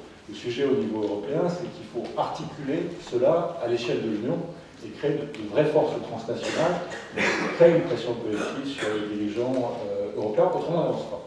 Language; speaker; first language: French; native; French